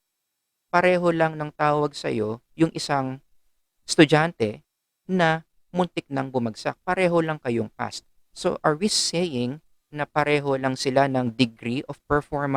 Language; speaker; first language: Filipino; native; Filipino